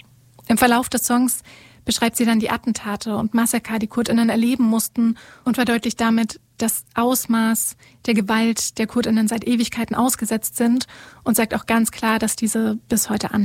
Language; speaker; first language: German; native; German